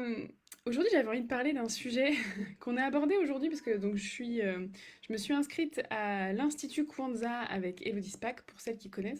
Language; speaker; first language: French; native; French